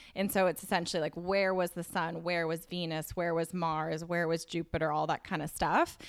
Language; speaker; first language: English; native; English